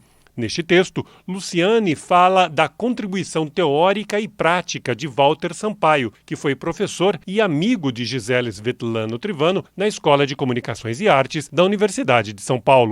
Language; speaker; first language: Portuguese; native; Portuguese